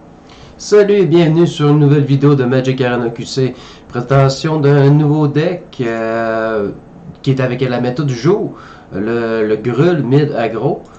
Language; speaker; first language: French; native; French